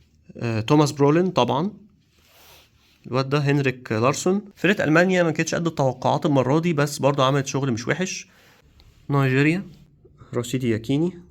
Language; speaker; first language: Arabic; native; Arabic